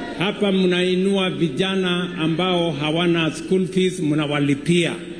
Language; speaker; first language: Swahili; non-native, local second language; Kalenjin